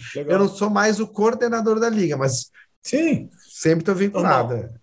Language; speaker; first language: Portuguese; native; Portuguese